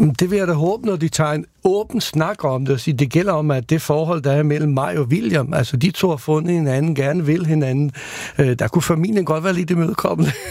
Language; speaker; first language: Danish; non-native, fluent; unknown